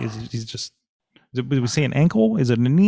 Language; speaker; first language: English; native; English